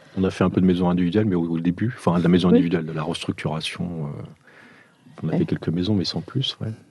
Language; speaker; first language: French; early bilingual, other home language; Portuguese